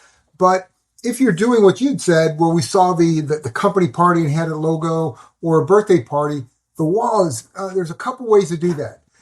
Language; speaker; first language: English; native; English